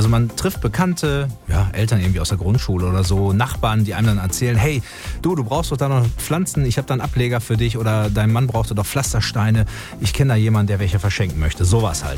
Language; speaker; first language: German; native; German